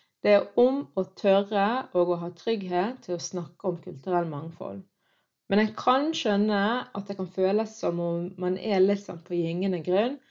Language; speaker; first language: Norwegian; early bilingual, other home language; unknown